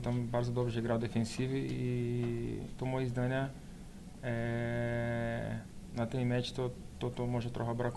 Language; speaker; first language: Polish; non-native, learner; Portuguese